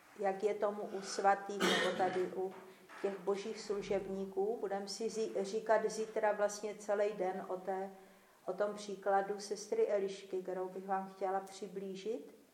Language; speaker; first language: Czech; native; Czech